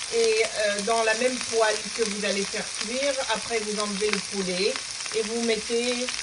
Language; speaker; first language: French; non-native, local second language; Arabic